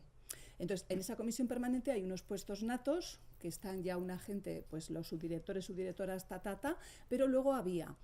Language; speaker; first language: Spanish; native; Spanish